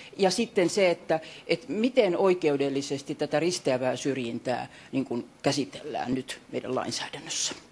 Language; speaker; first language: Finnish; native; Finnish